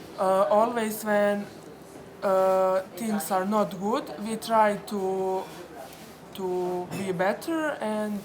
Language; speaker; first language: English; non-native, fluent; Serbian